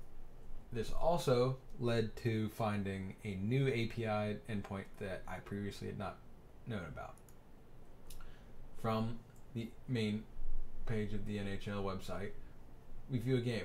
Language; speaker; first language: English; native; English